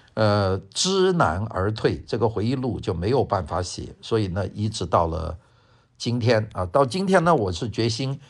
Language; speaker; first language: Chinese; non-native, local second language; Cantonese